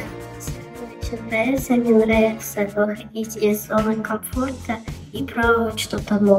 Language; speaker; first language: Russian; early bilingual, heritage; Russian